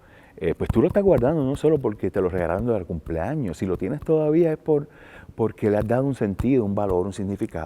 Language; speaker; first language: Spanish; native; Spanish